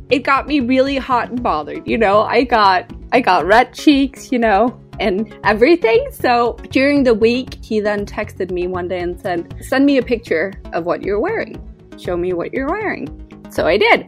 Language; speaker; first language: English; non-native, fluent; Danish